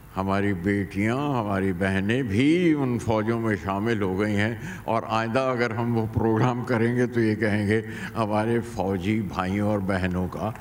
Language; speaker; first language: Hindi; native; Hindi